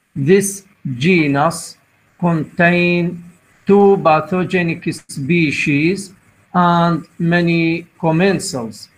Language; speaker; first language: English; non-native, fluent; Arabic